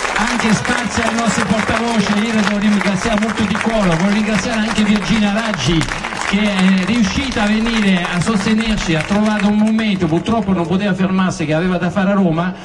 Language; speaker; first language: Italian; non-native, fluent; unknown